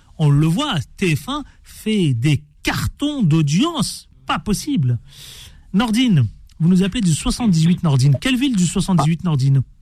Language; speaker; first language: French; native; French